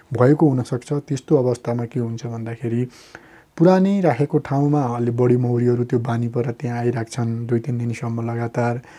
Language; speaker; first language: Nepali; native; Nepali